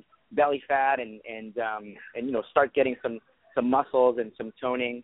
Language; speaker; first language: English; non-native, fluent; Arabic